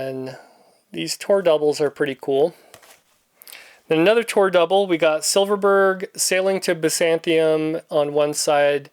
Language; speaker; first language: English; native; English